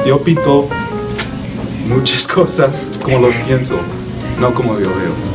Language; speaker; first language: Spanish; non-native, learner; English